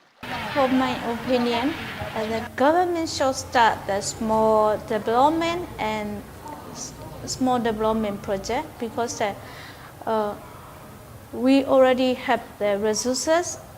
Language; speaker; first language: English; non-native, learner; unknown